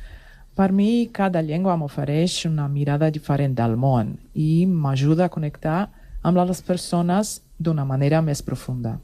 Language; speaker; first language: Catalan; non-native, learner; Portuguese